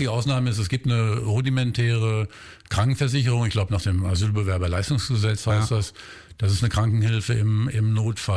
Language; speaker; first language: German; native; German